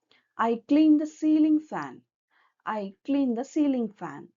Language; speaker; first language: English; non-native, local second language; Kannada